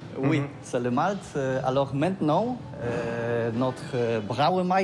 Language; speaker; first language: French; non-native, learner; Polish